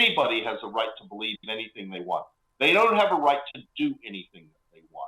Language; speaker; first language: English; native; English